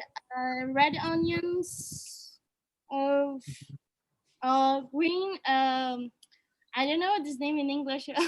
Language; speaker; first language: English; non-native, learner; Portuguese